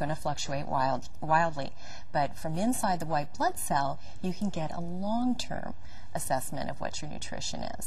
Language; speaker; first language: English; native; English